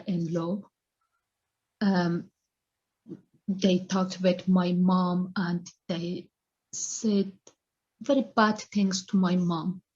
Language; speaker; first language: English; non-native, learner; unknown